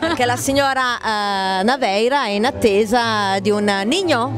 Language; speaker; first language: Italian; native; Italian